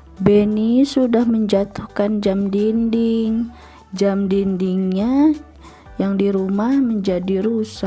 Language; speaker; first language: Indonesian; native; Indonesian